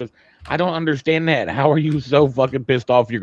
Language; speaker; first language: English; native; English